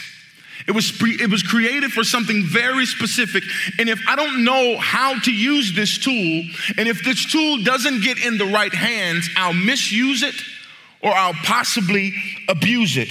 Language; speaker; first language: English; native; English